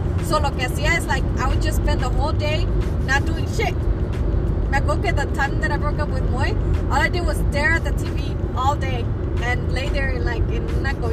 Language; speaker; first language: English; early bilingual, other home language; Spanish